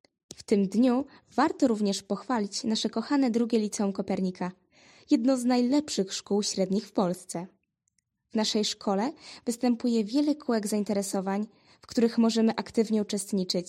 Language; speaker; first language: Polish; native; Polish